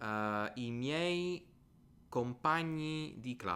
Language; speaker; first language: Italian; non-native, fluent; English